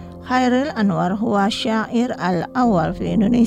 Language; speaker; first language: Arabic; non-native, fluent; Indonesian